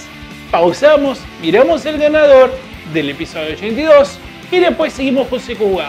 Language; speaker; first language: Spanish; native; Spanish